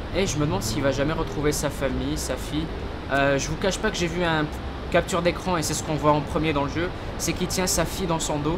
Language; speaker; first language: French; native; French